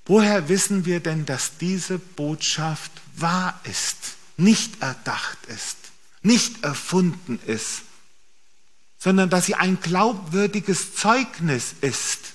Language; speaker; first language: German; native; German